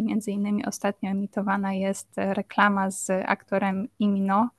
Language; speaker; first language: Polish; native; Polish